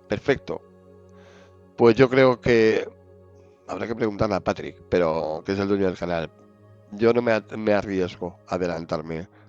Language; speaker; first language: Spanish; native; Spanish